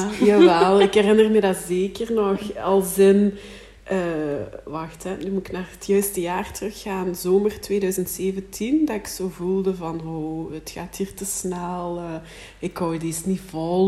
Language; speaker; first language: Dutch; native; Dutch